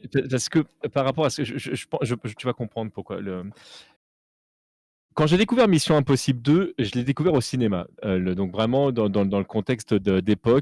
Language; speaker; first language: French; native; French